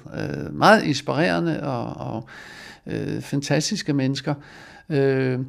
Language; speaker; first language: Danish; non-native, fluent; Dutch